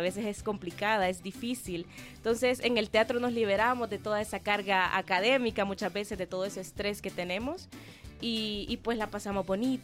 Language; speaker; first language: Spanish; native; Spanish